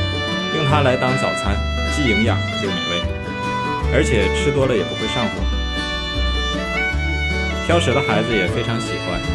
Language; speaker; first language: Chinese; native; Chinese